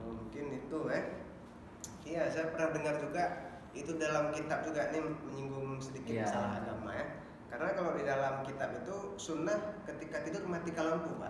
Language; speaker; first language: Indonesian; native; Indonesian